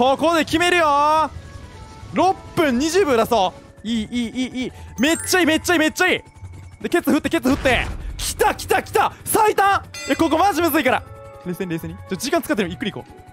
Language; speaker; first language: Japanese; native; Japanese